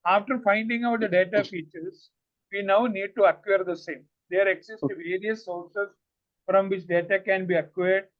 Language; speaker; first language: English; non-native, local second language; Malayalam